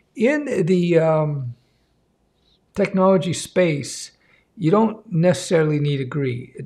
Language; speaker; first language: English; native; English